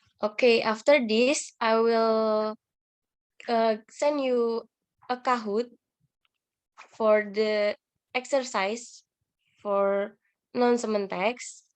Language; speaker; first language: English; non-native, learner; Indonesian